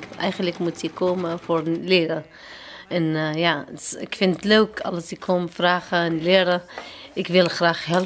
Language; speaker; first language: Dutch; non-native, learner; Arabic